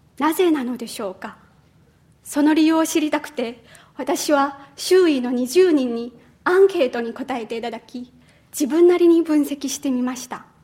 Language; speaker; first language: Japanese; non-native, fluent; Chinese